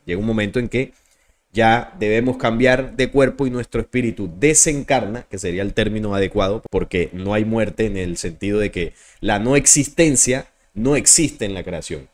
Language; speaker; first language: Spanish; native; Spanish